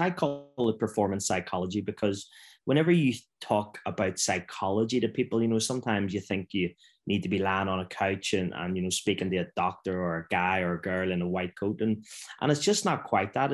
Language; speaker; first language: English; native; English